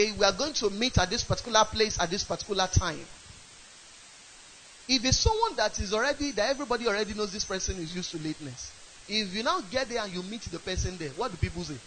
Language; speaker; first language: English; non-native, local second language; Yoruba